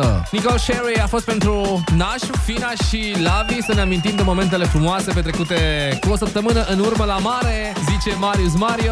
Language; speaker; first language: Romanian; native; Romanian